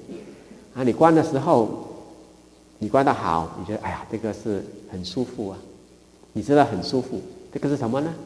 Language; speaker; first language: Chinese; native; Chinese